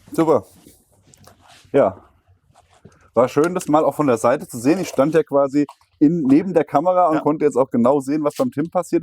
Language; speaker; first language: German; native; German